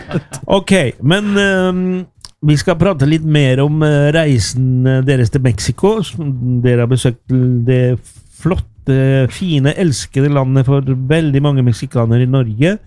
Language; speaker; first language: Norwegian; non-native, fluent; Spanish